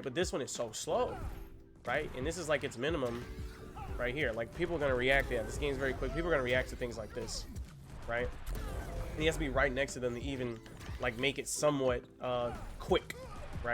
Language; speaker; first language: English; native; English